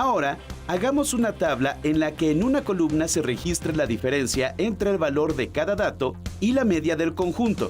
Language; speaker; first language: Spanish; native; Spanish